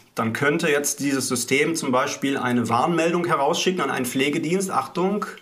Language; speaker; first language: German; native; German